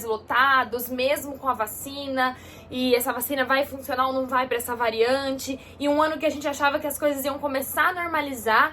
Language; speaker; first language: Portuguese; native; Portuguese